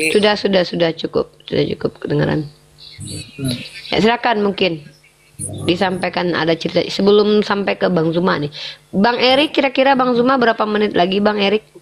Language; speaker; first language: Indonesian; native; Indonesian